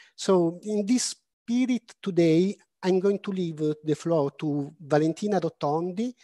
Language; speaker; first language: English; non-native, fluent; Italian